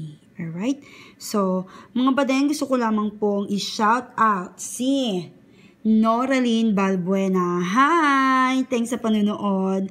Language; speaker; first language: Filipino; native; Filipino